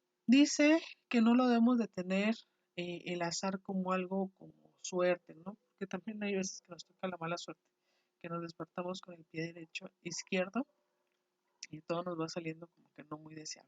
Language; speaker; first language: Spanish; native; Spanish